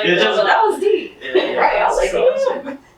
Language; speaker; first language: English; native; English